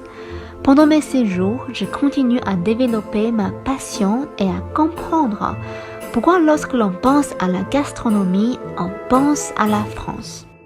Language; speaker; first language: French; non-native, fluent; Chinese